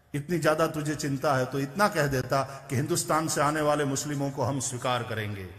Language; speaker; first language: Hindi; non-native, local second language; Gujarati